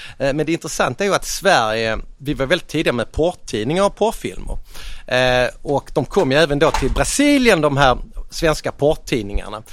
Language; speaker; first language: Swedish; native; Swedish